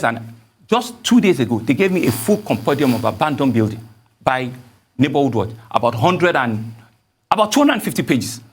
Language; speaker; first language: English; non-native, local second language; Yoruba